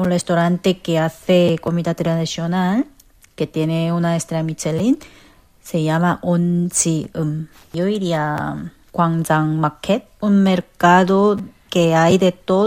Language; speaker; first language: Spanish; non-native, learner; Korean